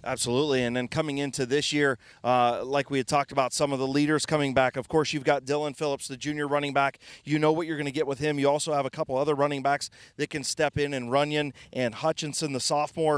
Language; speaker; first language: English; native; English